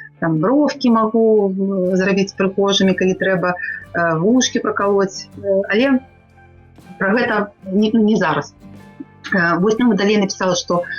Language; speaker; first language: Belarusian; non-native, local second language; Russian